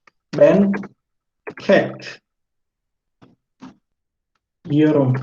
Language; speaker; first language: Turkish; non-native, learner; Indonesian